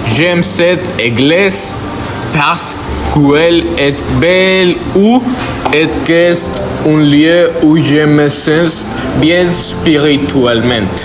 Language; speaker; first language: French; non-native, learner; Spanish